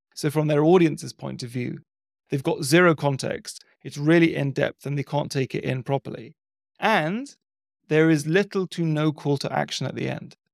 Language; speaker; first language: English; native; English